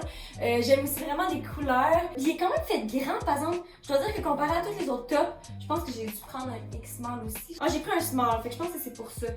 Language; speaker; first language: French; native; French